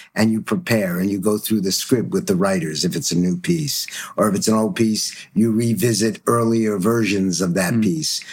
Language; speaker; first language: English; early bilingual, other home language; German